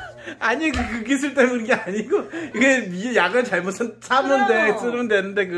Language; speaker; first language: Korean; native; Korean